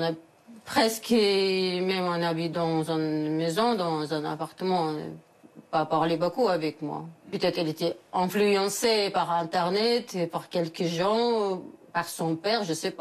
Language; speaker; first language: French; non-native, learner; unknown